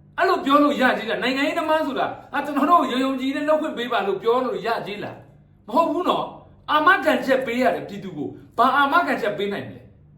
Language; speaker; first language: Burmese; native; Burmese